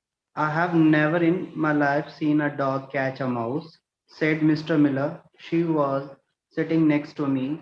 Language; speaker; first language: English; non-native, learner; Hindi